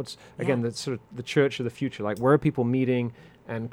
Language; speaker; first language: English; non-native, local second language; French